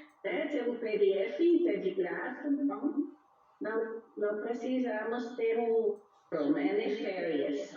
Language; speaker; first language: Portuguese; non-native, fluent; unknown